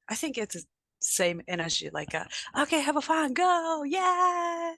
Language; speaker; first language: English; non-native, learner; Japanese